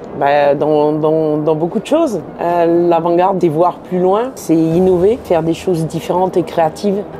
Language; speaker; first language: French; native; French